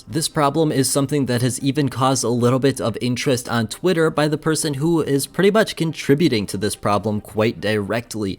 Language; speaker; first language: English; native; English